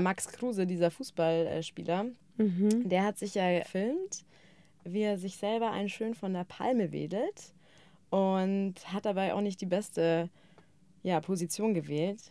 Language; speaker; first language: German; native; German